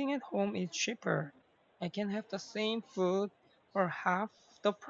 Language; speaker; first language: English; non-native, learner; Korean